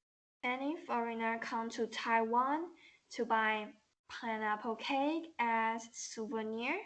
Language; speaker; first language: English; non-native, learner; Chinese